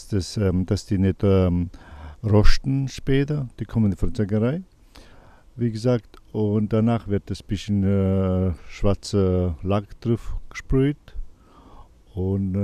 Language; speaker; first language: German; non-native, learner; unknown